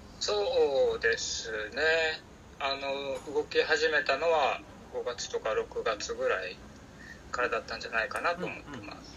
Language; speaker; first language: Japanese; native; Japanese